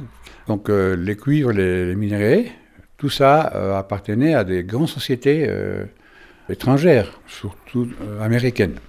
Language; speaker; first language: French; non-native, fluent; Spanish